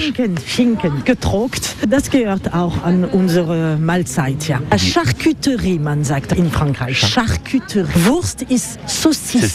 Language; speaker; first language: German; non-native, learner; French